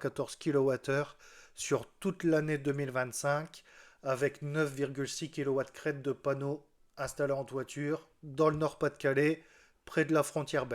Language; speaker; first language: French; native; French